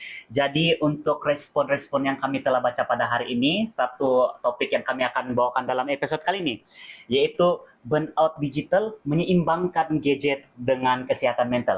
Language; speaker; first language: Malay; native; Malay